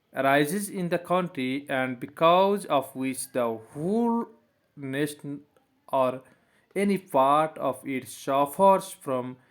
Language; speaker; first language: English; non-native, local second language; Nepali